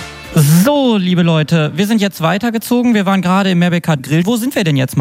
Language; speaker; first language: German; native; German